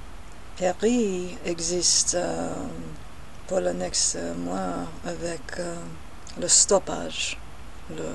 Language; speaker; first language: French; non-native, learner; English